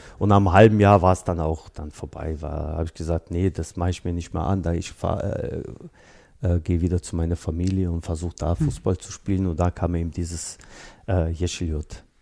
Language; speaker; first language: German; early bilingual, other home language; Bosnian